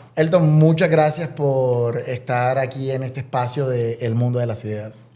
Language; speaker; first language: Spanish; native; Spanish